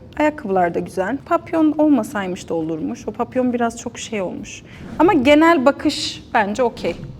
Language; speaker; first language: Turkish; early bilingual, heritage; Turkish